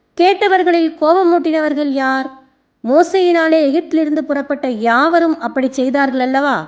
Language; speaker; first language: Tamil; native; Tamil